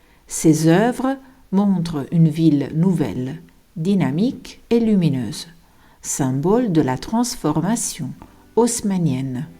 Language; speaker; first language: French; non-native, fluent; Italian